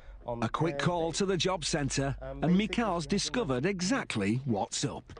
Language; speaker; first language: English; native; English